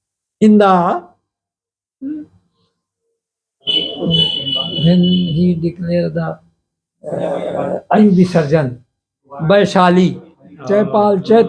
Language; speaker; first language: English; non-native, local second language; Hindi